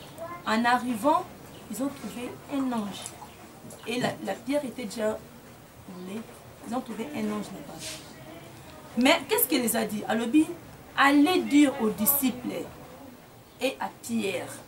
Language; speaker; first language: French; non-native, local second language; Lingala